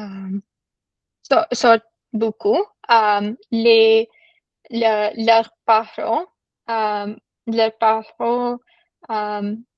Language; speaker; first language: French; non-native, learner; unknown